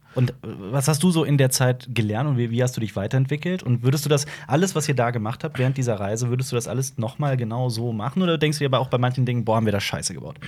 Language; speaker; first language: German; early bilingual, other home language; Turkish